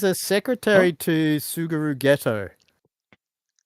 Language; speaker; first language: English; native; English